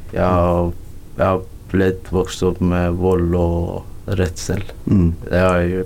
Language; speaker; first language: Norwegian; non-native, learner; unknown